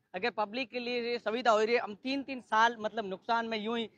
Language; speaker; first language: Hindi; native; Hindi